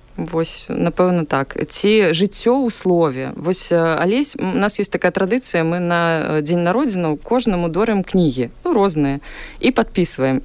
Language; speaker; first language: Belarusian; non-native, local second language; Russian